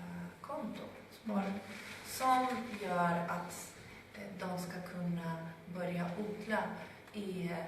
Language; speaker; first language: Swedish; non-native, fluent; Spanish